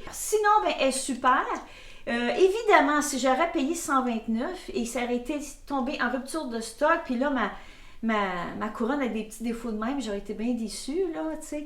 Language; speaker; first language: French; native; French